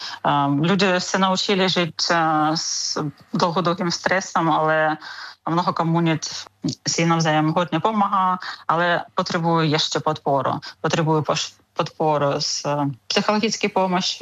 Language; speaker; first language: Czech; non-native, fluent; Ukrainian